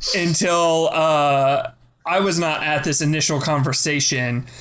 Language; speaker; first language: English; native; English